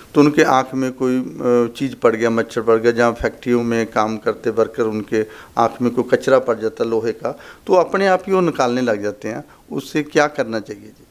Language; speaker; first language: Hindi; non-native, local second language; Punjabi